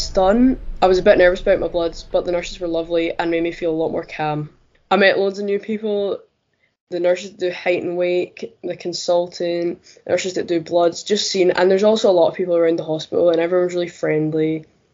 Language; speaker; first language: English; native; English